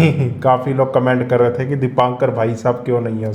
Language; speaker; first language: Hindi; native; Hindi